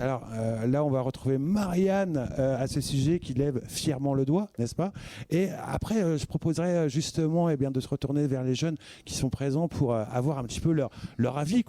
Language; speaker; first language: French; native; French